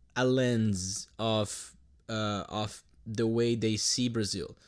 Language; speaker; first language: English; non-native, fluent; Portuguese